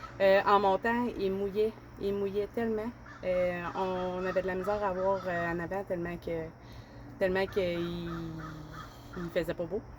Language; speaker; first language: French; native; French